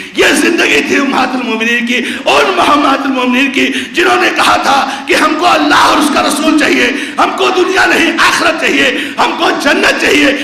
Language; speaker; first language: Urdu; non-native, local second language; Konkani